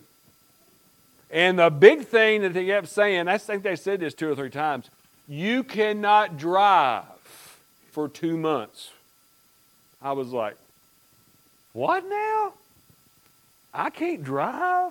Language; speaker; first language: English; native; English